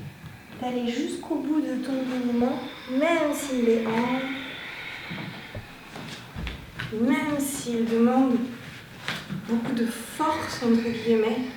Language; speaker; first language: French; native; French